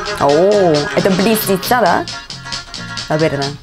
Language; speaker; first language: Russian; non-native, learner; Korean